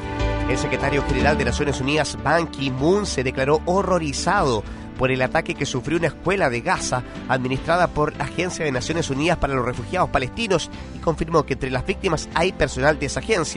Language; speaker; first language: Spanish; native; Spanish